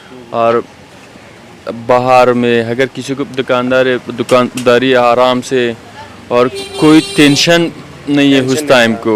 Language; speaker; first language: Hindi; non-native, learner; Persian